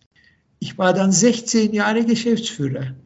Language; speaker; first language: German; non-native, fluent; Turkish